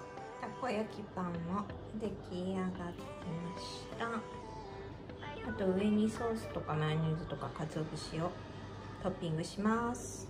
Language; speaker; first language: Japanese; native; Japanese